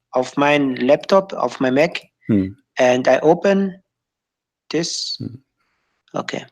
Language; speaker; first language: English; non-native, learner; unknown